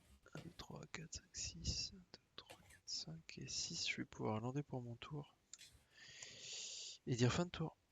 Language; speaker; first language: French; native; French